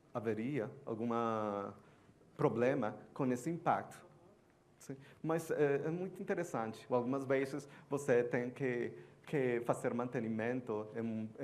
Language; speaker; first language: Portuguese; non-native, learner; Spanish